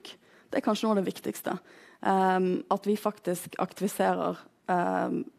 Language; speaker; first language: Norwegian; native; Norwegian